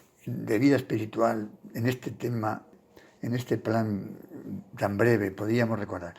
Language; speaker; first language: Spanish; native; Spanish